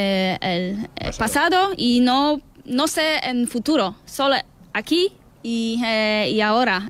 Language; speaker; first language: Spanish; non-native, learner; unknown